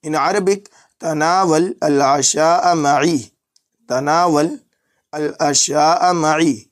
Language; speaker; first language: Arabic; non-native, fluent; Urdu